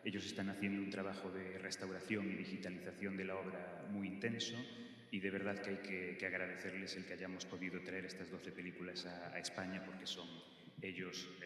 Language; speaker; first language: Spanish; native; Spanish